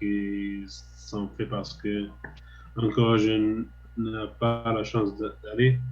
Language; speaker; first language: French; non-native, learner; Arabic